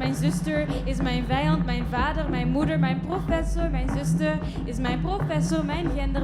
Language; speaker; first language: Dutch; early bilingual, other home language; Kinyarwanda